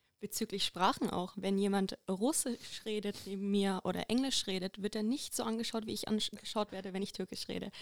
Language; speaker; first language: German; native; German